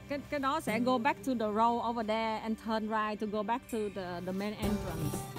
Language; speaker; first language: English; non-native, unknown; Vietnamese